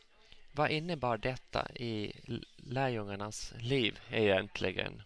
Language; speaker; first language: Swedish; non-native, local second language; Finnish